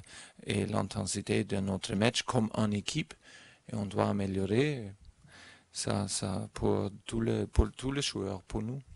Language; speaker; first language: French; non-native, fluent; German